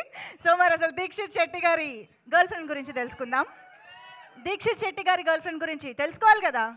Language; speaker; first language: Telugu; native; Telugu